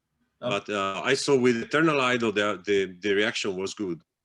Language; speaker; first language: English; non-native, fluent; Italian